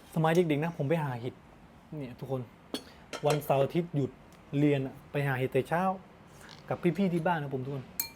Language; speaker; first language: Thai; non-native, local second language; Northern Khmer